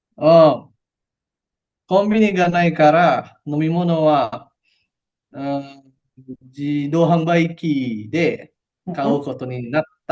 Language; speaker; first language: Japanese; non-native, learner; Indonesian